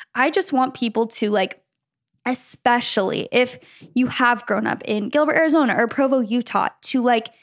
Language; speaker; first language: English; native; English